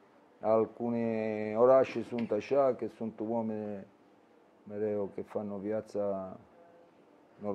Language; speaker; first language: Romanian; non-native, learner; Italian